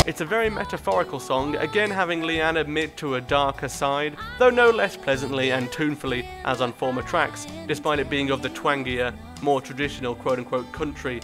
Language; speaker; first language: English; native; English